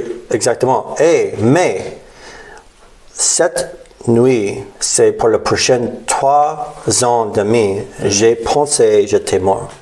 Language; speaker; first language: French; non-native, learner; English